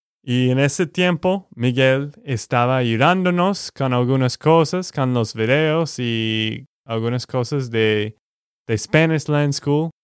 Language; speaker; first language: Spanish; non-native, learner; English